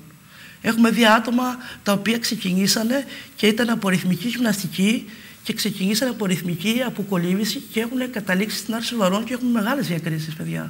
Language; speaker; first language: Greek; native; Greek